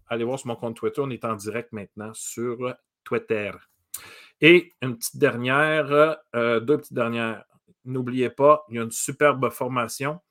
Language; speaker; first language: French; native; French